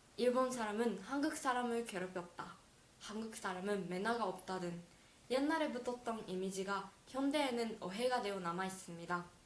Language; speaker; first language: Korean; non-native, fluent; Japanese